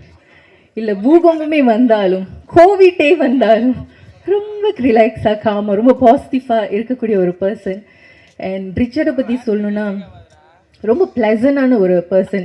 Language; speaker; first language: Tamil; native; Tamil